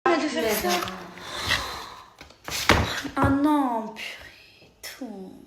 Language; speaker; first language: French; native; French